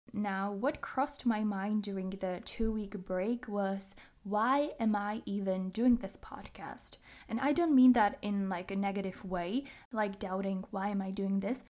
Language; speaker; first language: English; non-native, fluent; Czech